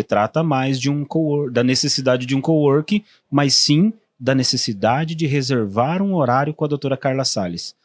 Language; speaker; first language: Portuguese; native; Portuguese